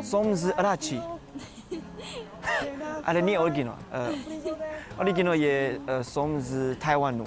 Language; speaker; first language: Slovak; non-native, learner; Chinese